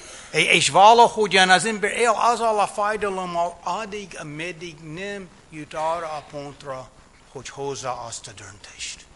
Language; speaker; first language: Hungarian; non-native, fluent; English